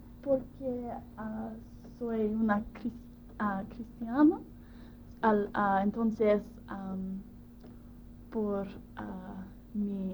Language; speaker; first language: Spanish; non-native, learner; English